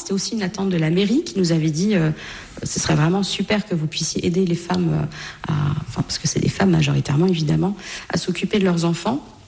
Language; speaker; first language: French; native; French